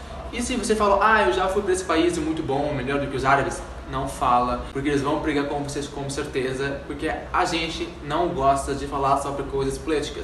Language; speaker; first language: Portuguese; non-native, fluent; Arabic